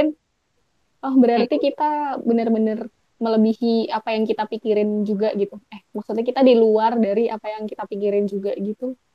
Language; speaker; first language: Indonesian; native; Indonesian